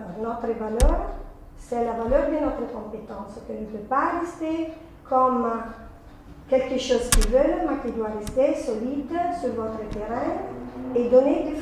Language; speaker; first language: French; non-native, fluent; Italian